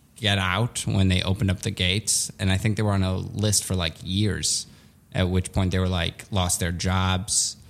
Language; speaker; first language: English; early bilingual, other home language; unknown